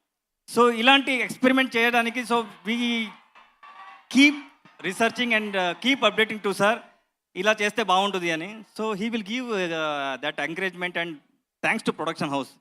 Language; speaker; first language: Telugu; non-native, learner; Kannada